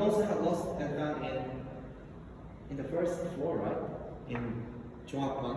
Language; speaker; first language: English; non-native, fluent; Korean